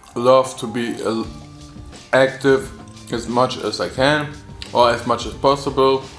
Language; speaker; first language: English; non-native, fluent; German